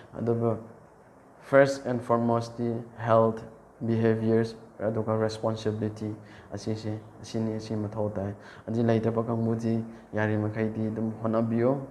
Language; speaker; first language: Manipuri; non-native, local second language; Rongmei Naga